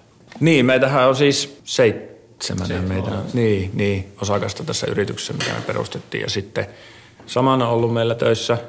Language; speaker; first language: Finnish; native; Finnish